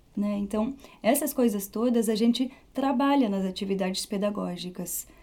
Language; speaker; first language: Portuguese; early bilingual, heritage; Portuguese